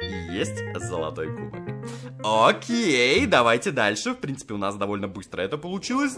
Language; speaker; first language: Russian; native; Russian